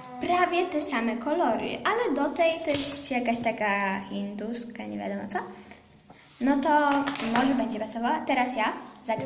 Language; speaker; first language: Polish; early bilingual, heritage; Polish